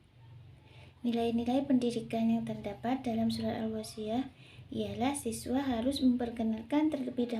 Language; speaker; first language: Indonesian; native; Indonesian